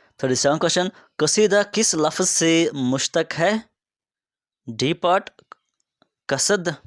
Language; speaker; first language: Urdu; non-native, local second language; Kashmiri